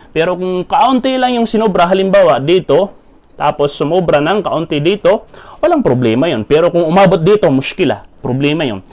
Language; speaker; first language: Filipino; non-native, local second language; Maranao